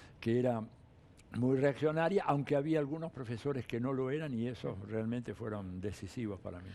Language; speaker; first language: Spanish; early bilingual, other home language; Italian